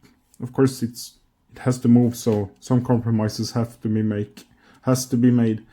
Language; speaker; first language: English; non-native, fluent; Norwegian